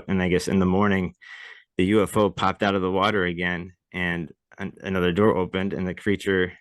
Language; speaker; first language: English; native; English